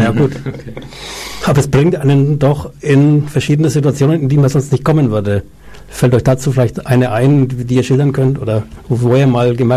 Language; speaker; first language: German; native; German